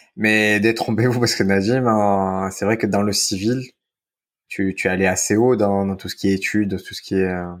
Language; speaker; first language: French; native; French